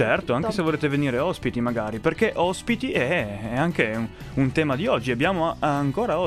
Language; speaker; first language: Italian; native; Italian